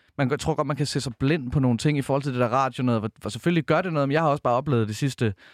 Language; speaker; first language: Danish; native; Danish